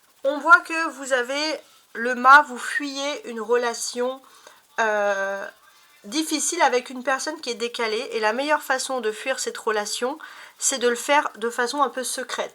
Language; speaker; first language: French; native; French